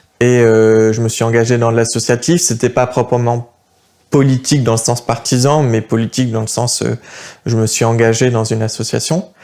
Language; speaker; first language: French; early bilingual, other home language; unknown